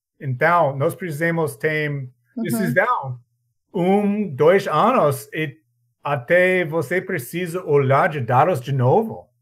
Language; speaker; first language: Portuguese; non-native, learner; English